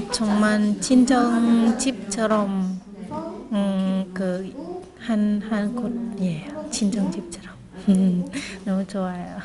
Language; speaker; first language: Korean; non-native, learner; Vietnamese